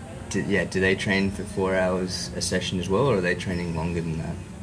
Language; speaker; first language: English; native; English